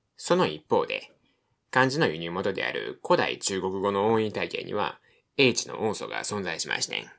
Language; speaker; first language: Japanese; native; Japanese